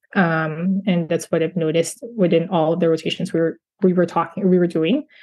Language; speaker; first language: English; native; English